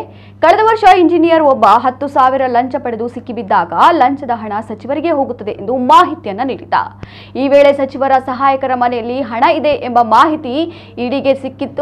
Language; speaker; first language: Kannada; native; Kannada